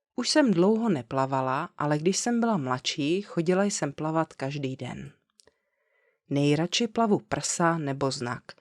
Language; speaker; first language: Czech; native; Czech